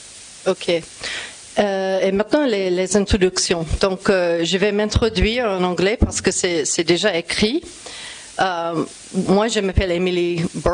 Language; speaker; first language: French; non-native, fluent; English